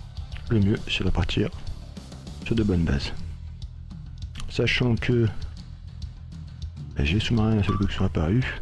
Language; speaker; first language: French; native; French